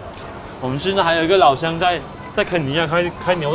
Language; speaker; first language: Chinese; native; Chinese